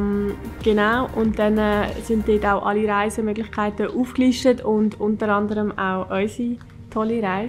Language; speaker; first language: German; native; German